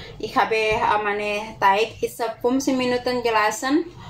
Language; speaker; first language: English; non-native, learner; Indonesian